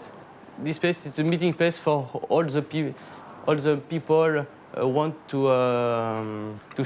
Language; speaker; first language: English; non-native, learner; French